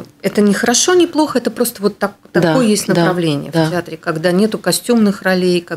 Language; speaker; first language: Russian; native; Russian